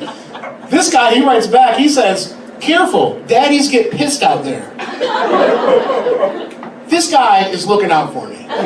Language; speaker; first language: English; native; English